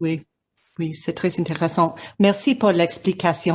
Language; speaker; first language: French; non-native, learner; English